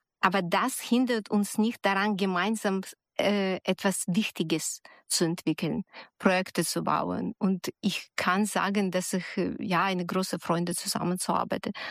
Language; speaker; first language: German; non-native, fluent; Ukrainian